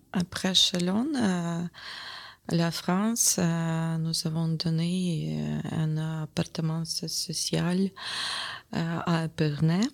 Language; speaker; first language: French; non-native, learner; Ukrainian